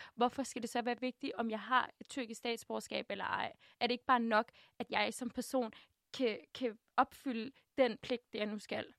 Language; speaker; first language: Danish; early bilingual, other home language; Turkish